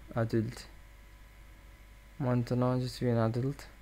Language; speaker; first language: French; non-native, learner; English